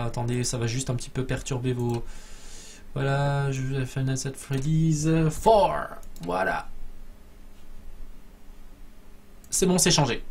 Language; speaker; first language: French; native; French